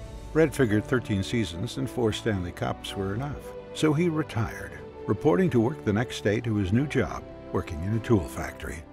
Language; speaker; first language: English; native; English